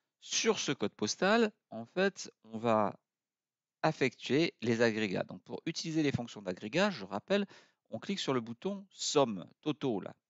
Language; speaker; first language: French; native; French